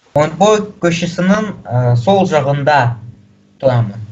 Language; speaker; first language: Kazakh; non-native, local second language; Russian